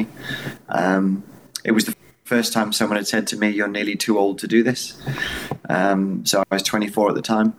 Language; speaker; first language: English; native; English